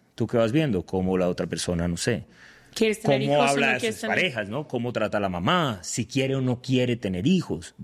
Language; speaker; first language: Spanish; native; Spanish